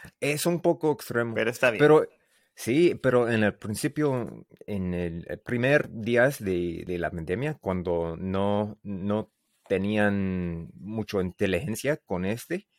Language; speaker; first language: Spanish; non-native, learner; English